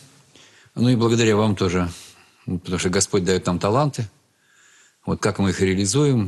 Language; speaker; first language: Russian; native; Russian